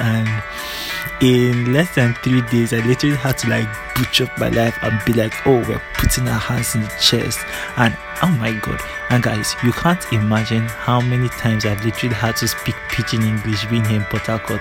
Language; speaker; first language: English; non-native, local second language; Igbo